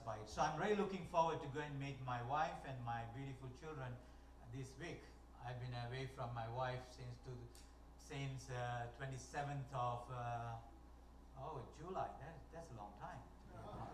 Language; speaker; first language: English; non-native, local second language; Tamil